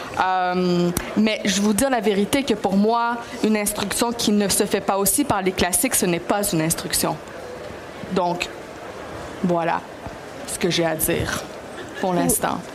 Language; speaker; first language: French; early bilingual, other home language; Greek